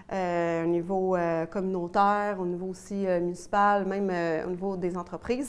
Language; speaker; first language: French; native; French